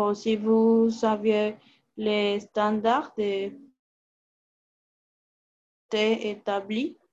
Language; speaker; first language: French; non-native, learner; Spanish